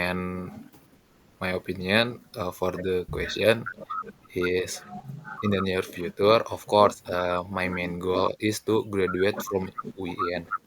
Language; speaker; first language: English; non-native, learner; Indonesian